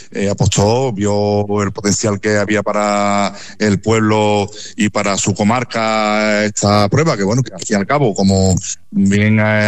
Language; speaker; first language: Spanish; native; Spanish